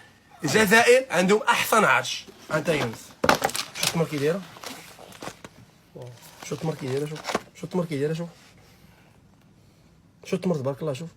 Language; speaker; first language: Arabic; native; Arabic